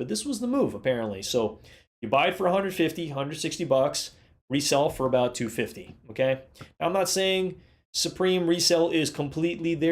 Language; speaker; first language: English; native; English